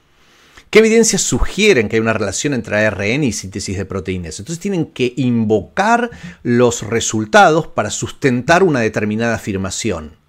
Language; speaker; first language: Spanish; native; Spanish